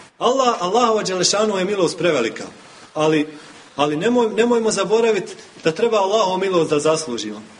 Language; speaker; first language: Bosnian; native; Bosnian